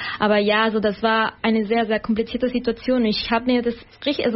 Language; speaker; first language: German; non-native, fluent; Spanish